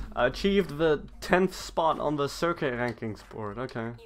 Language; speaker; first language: English; native; English